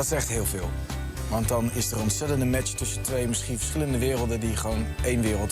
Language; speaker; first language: Dutch; native; Dutch